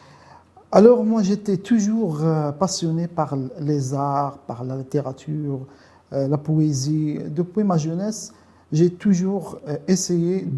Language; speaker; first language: French; non-native, local second language; Arabic